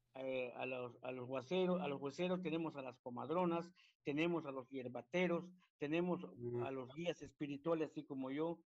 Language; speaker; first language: Spanish; native; Spanish